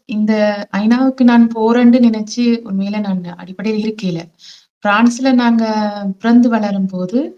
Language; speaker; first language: Tamil; early bilingual, heritage; Tamil